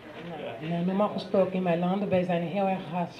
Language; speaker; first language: Dutch; non-native, learner; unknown